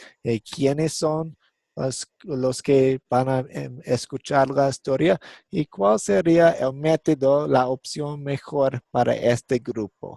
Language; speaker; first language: Spanish; non-native, fluent; English